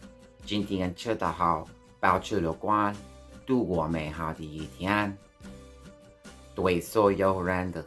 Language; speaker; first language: Chinese; non-native, learner; English